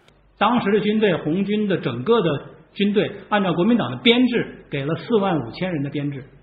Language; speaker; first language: Chinese; native; Chinese